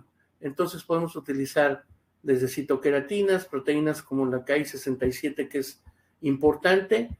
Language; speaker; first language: Spanish; native; Spanish